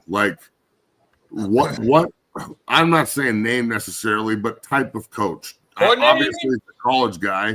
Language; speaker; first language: English; native; English